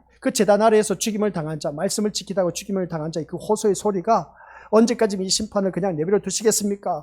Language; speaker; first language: Korean; native; Korean